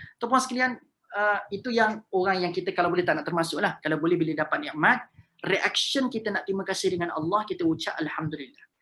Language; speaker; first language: Malay; native; Malay